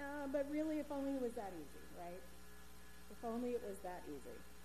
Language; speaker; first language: English; early bilingual, other home language; Spanish